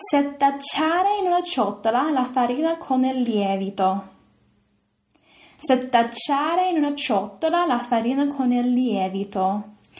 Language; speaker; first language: Italian; non-native, fluent; English